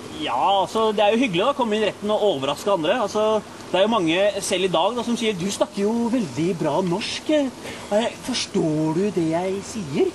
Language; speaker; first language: Norwegian; early bilingual, other home language; Urdu